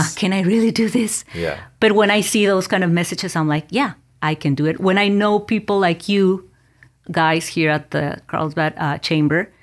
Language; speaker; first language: English; non-native, fluent; Spanish